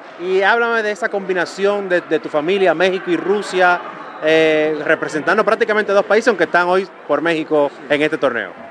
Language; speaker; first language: Spanish; early bilingual, heritage; Spanish